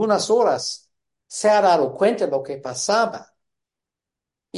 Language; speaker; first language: Spanish; non-native, fluent; English